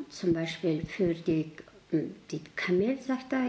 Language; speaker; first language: German; non-native, learner; Mongolian